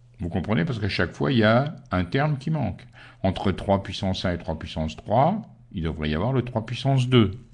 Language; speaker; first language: French; native; French